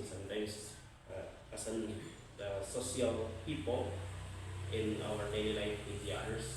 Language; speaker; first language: English; non-native, fluent; Indonesian